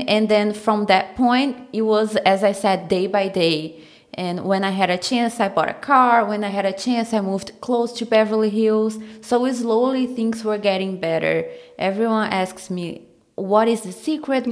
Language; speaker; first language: English; non-native, fluent; Portuguese